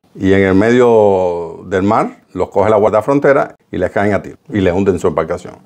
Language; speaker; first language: Spanish; native; Spanish